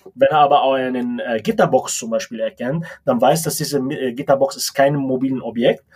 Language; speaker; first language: German; non-native, fluent; Arabic